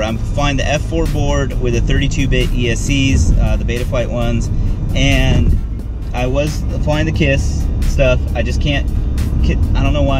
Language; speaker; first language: English; native; English